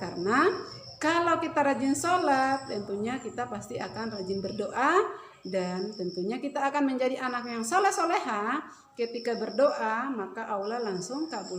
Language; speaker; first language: Indonesian; native; Indonesian